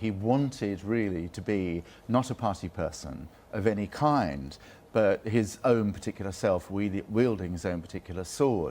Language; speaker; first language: English; native; English